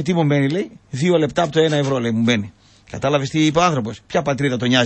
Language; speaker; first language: Greek; native; Greek